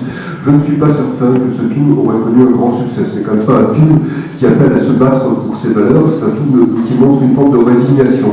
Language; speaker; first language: French; native; French